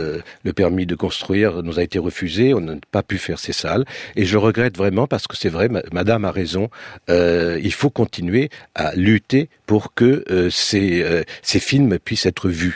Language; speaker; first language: French; early bilingual, other home language; Romanian